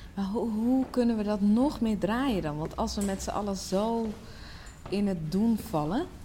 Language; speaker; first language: Dutch; native; Dutch